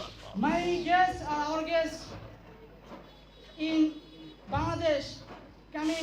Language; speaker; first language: English; non-native, learner; Bangla